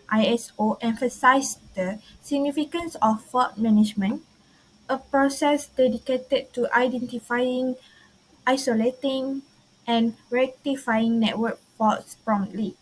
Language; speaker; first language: English; non-native, local second language; Malay